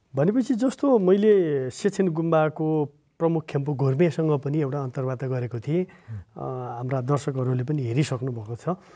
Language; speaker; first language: Nepali; native; Nepali